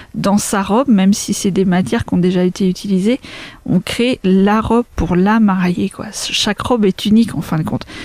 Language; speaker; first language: French; native; French